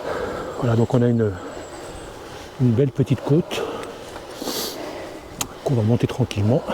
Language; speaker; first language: French; native; French